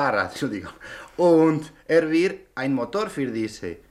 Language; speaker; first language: German; non-native, learner; Spanish